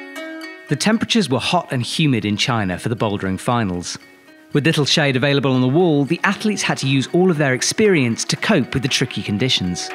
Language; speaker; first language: English; native; English